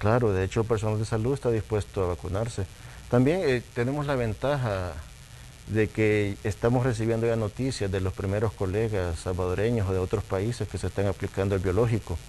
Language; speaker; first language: Spanish; native; Spanish